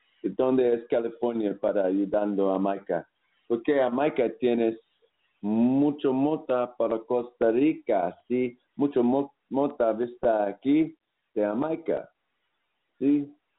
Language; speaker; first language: Spanish; non-native, learner; English